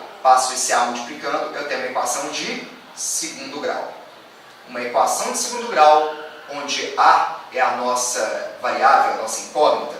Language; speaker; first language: Portuguese; native; Portuguese